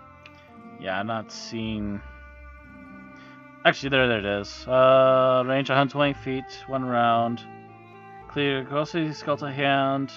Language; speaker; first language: English; native; English